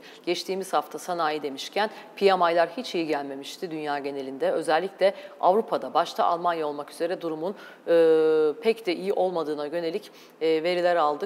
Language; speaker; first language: Turkish; native; Turkish